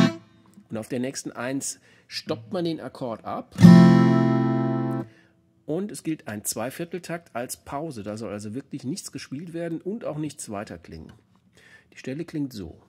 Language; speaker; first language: German; native; German